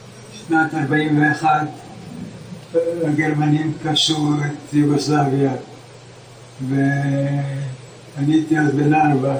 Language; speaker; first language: Hebrew; early bilingual, other home language; Croatian